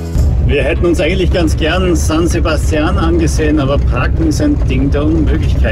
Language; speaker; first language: German; native; German